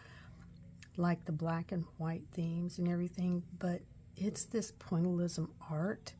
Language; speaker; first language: English; native; English